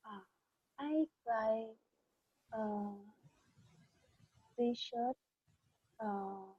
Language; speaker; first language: English; non-native, learner; Vietnamese